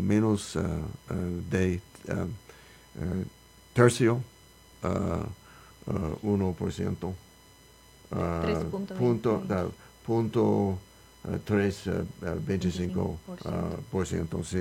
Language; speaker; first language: Spanish; non-native, learner; English